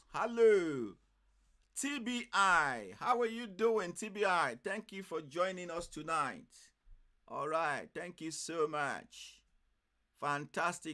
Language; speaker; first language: English; non-native, fluent; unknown